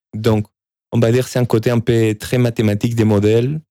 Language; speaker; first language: French; non-native, fluent; Spanish